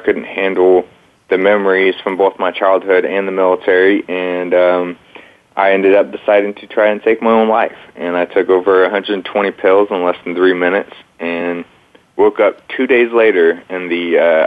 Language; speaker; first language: English; native; English